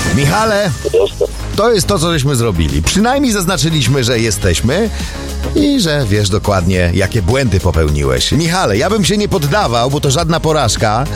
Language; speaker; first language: Polish; native; Polish